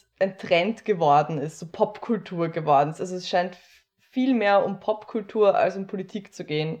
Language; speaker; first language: German; native; German